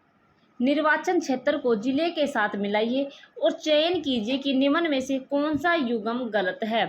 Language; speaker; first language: Hindi; native; Hindi